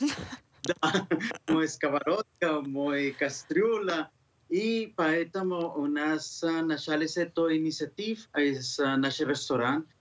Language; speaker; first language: Russian; non-native, learner; Spanish